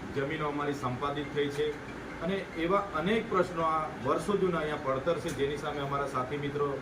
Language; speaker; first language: Gujarati; non-native, local second language; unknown